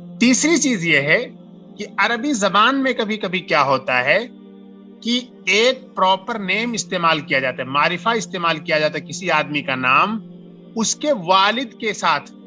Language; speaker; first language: Urdu; native; Urdu